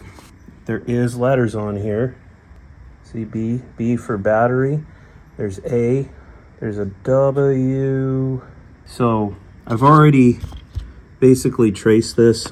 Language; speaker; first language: English; native; English